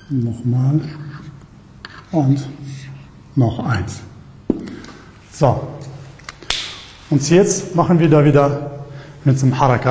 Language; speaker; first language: German; non-native, fluent; Arabic